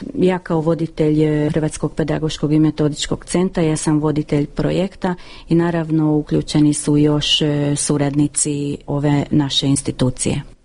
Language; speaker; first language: Croatian; early bilingual, heritage; Croatian